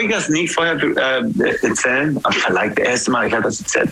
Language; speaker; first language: German; non-native, learner; English